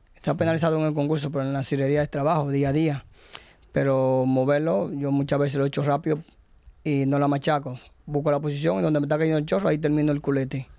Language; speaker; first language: Spanish; native; Spanish